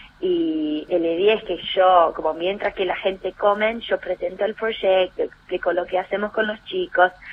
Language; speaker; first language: Spanish; non-native, fluent; English